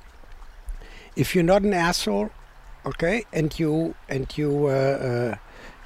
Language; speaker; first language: English; non-native, fluent; German